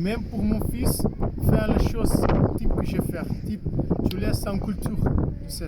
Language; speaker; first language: French; non-native, fluent; Kabuverdianu